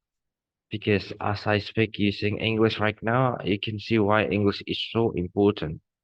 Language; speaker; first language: English; non-native, fluent; Indonesian